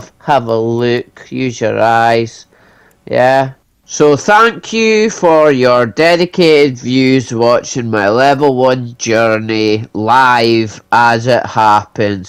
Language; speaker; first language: English; native; English